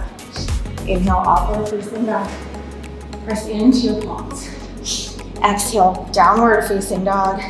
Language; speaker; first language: English; native; English